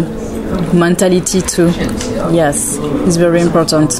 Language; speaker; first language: English; non-native, learner; French